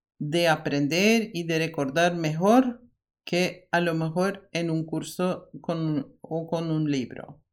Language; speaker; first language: Spanish; non-native, fluent; Norwegian